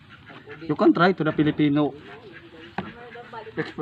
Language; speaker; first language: English; non-native, learner; Cebuano